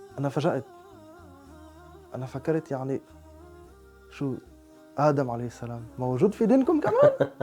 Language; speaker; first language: Arabic; non-native, fluent; French